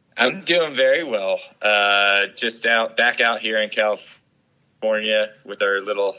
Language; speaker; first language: English; native; English